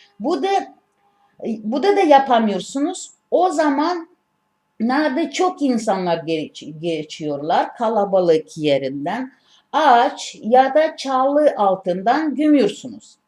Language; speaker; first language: Turkish; non-native, learner; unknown